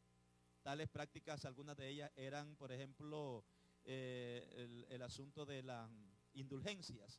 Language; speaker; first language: Spanish; native; Spanish